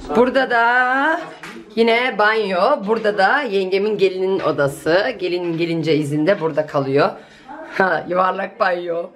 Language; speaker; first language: Turkish; native; Turkish